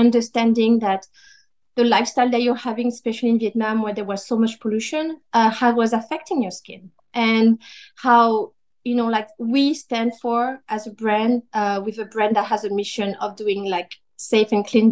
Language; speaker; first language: English; non-native, fluent; French